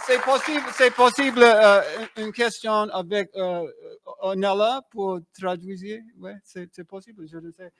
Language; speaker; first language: French; non-native, learner; English